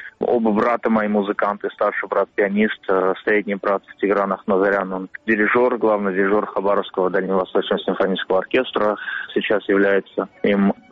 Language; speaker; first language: Russian; non-native, local second language; Armenian